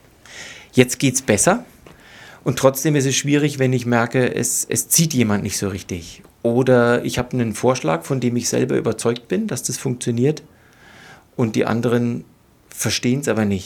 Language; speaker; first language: German; native; German